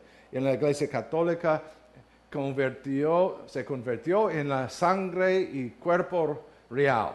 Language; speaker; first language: Spanish; non-native, learner; English